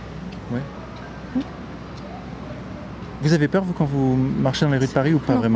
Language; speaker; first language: French; native; French